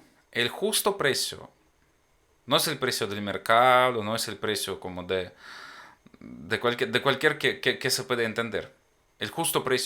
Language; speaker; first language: Spanish; non-native, fluent; Ukrainian